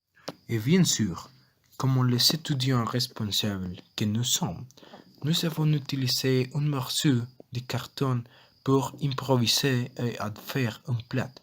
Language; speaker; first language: French; non-native, learner; Spanish